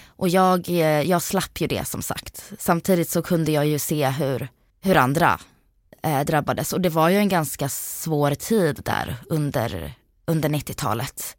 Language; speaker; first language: Swedish; early bilingual, other home language; Bosnian